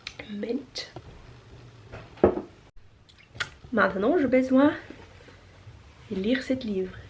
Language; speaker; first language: French; non-native, learner; Norwegian